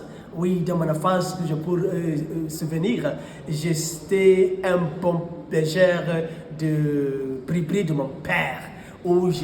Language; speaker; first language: French; non-native, fluent; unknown